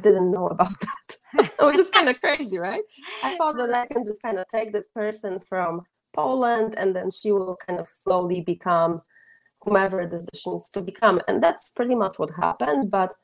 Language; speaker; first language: English; non-native, fluent; Polish